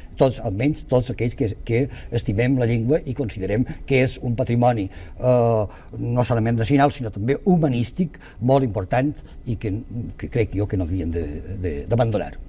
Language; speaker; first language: Catalan; native; Catalan